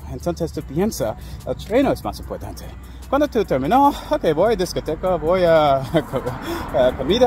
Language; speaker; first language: Spanish; non-native, learner; English